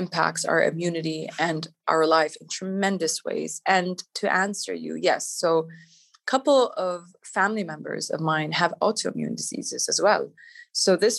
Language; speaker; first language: English; native; English